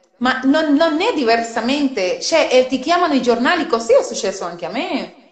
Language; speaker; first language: Italian; non-native, fluent; Spanish